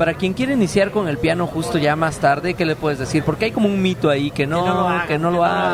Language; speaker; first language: Spanish; native; Spanish